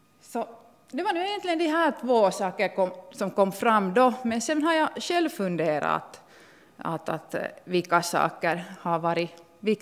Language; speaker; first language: Swedish; non-native, local second language; Finnish